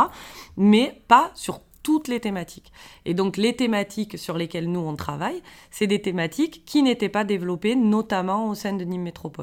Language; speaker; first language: French; native; French